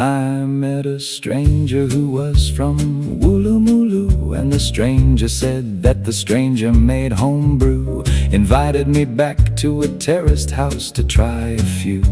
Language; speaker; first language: English; native; English